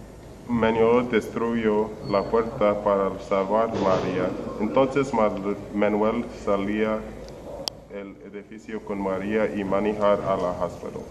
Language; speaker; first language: Spanish; non-native, learner; English